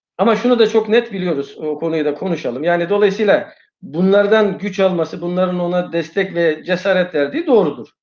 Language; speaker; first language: Turkish; non-native, fluent; Uyghur